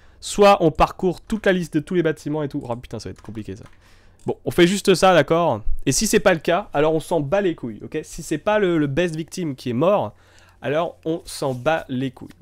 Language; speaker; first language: French; native; French